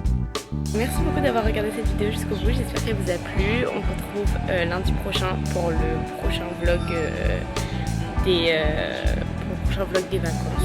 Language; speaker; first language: French; native; French